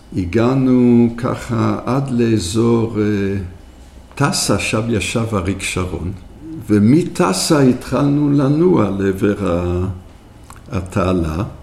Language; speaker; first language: Hebrew; early bilingual, other home language; French